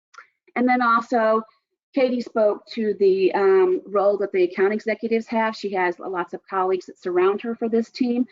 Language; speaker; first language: English; native; English